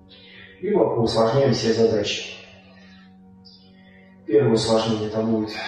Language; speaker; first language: Russian; native; Russian